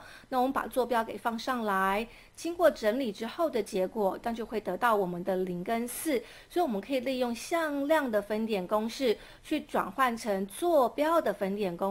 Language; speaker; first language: Chinese; native; Chinese